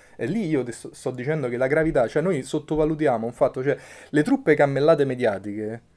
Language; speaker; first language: Italian; native; Italian